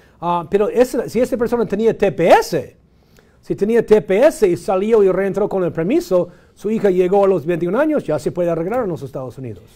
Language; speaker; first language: Spanish; non-native, fluent; English